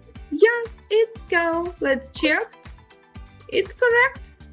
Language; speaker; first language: English; non-native, learner; Ukrainian